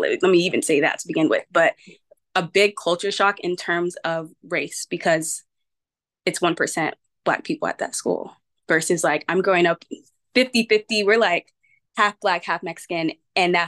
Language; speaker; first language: English; native; English